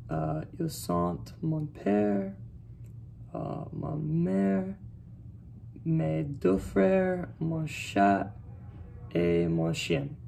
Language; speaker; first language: French; non-native, learner; English